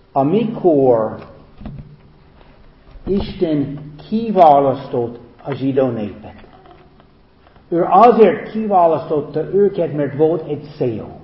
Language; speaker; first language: Hungarian; non-native, fluent; English